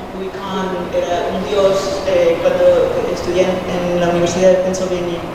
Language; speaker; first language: Spanish; early bilingual, heritage; Spanish